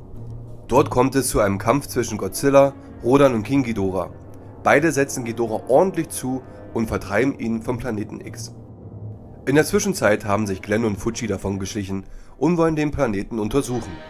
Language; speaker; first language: German; native; German